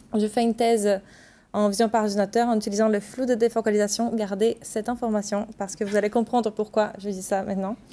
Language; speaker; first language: French; non-native, fluent; Portuguese